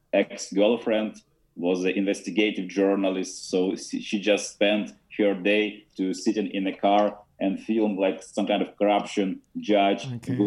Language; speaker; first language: English; non-native, learner; Ukrainian